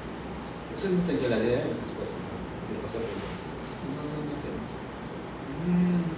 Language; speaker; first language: Portuguese; non-native, fluent; Spanish